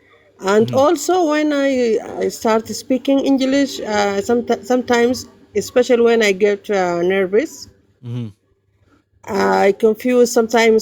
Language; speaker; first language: English; non-native, learner; Arabic